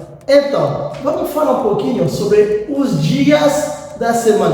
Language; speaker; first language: Portuguese; non-native, fluent; Haitian Creole